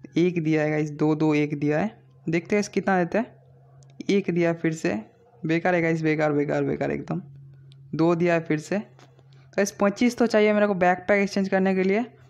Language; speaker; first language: Hindi; non-native, local second language; Bangla